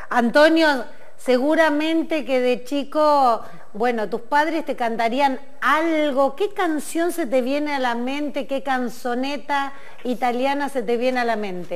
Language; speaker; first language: Spanish; native; Spanish